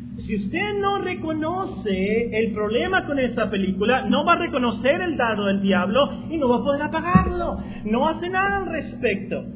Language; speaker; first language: Spanish; non-native, fluent; English